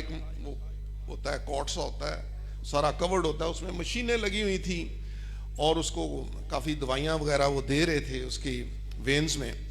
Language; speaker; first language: Urdu; non-native, local second language; Punjabi